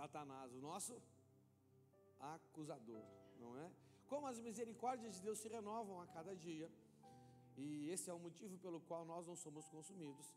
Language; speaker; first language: Portuguese; native; Portuguese